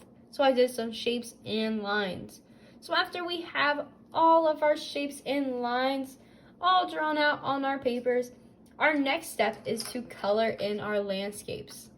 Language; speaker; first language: English; native; English